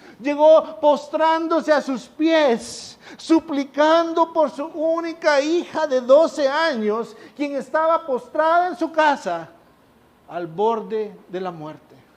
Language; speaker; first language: Spanish; native; Spanish